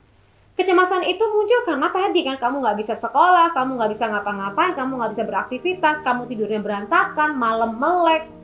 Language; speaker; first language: Indonesian; native; Indonesian